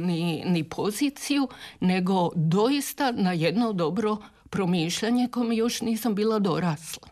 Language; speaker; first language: Serbian; native; Serbian